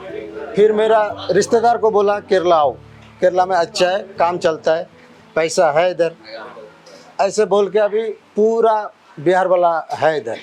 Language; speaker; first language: Hindi; non-native, local second language; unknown